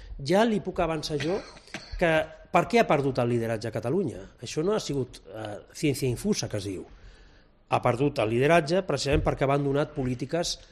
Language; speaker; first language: Catalan; non-native, local second language; Spanish